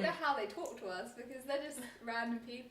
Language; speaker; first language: English; native; English